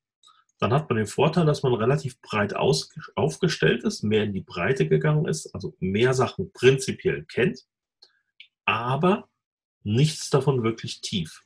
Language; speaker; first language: German; native; German